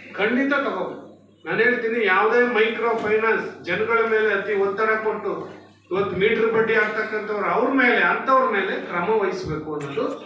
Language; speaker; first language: Kannada; native; Kannada